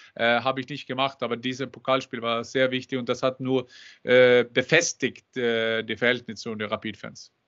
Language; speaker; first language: German; non-native, fluent; Norwegian